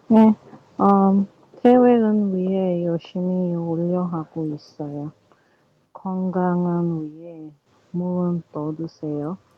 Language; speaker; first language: Korean; non-native, learner; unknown